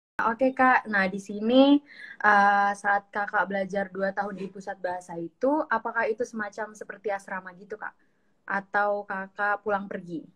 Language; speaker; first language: Indonesian; native; Indonesian